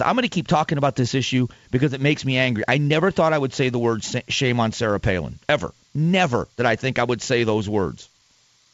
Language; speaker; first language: English; native; English